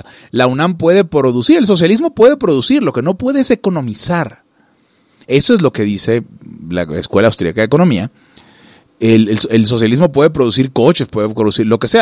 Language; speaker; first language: Spanish; native; Spanish